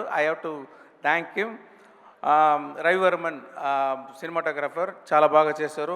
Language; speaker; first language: Telugu; non-native, local second language; Tamil